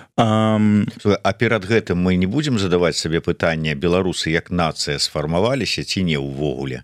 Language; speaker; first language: Belarusian; native; Belarusian